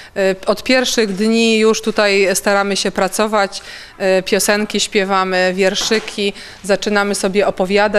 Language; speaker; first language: Polish; native; Polish